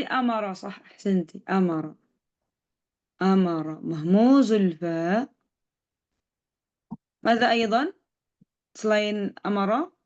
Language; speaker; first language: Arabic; non-native, fluent; Indonesian